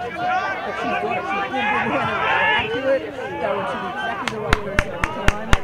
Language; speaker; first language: English; native; English